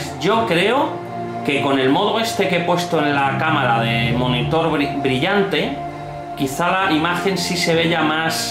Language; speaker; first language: Spanish; native; Spanish